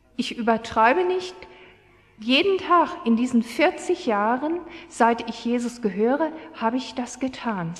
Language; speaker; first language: German; native; German